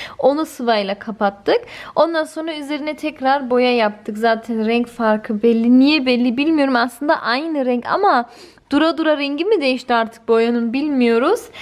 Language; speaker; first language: Turkish; early bilingual, heritage; Turkish